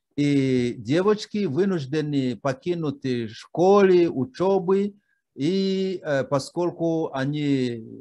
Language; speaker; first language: Russian; non-native, fluent; Kinyarwanda